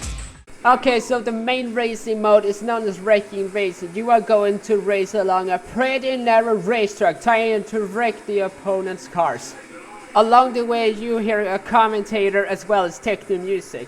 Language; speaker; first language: English; non-native, fluent; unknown